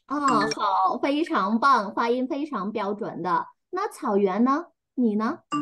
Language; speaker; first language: Chinese; non-native, fluent; Vietnamese